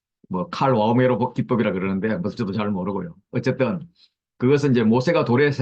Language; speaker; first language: Korean; native; Korean